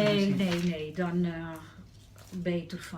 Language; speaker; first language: Dutch; native; Dutch